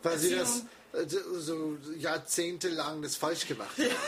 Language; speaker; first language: German; non-native, fluent; English